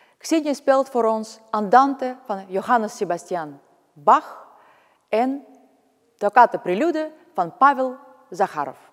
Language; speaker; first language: Dutch; non-native, fluent; Russian